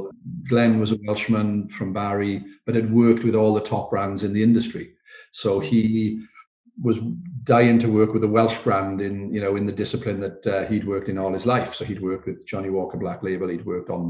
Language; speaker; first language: English; native; English